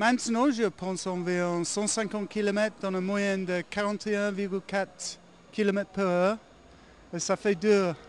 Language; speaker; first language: French; non-native, learner; English